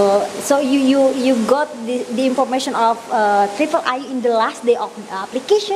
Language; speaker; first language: English; non-native, learner; Indonesian